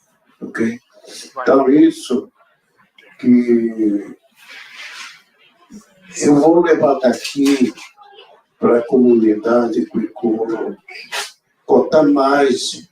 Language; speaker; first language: Portuguese; non-native, local second language; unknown